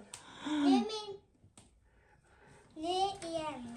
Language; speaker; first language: Swedish; early bilingual, other home language; Mongolian